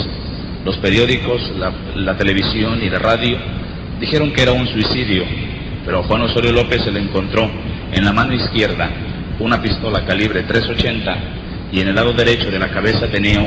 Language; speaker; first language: Spanish; native; Spanish